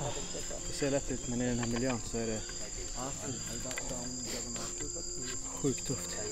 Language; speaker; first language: Swedish; native; Swedish